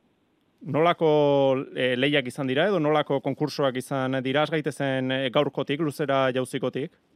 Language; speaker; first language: Basque; native; Basque